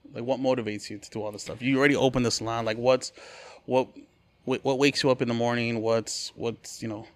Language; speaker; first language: English; early bilingual, other home language; Spanish